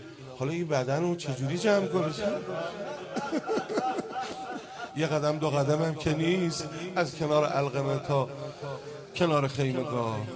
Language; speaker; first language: Persian; native; Persian